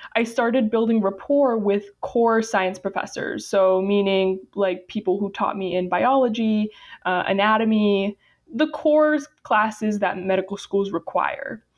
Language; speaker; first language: English; native; English